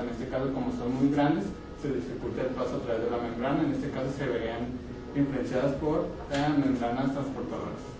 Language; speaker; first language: Spanish; native; Spanish